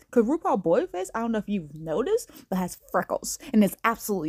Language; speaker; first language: English; native; English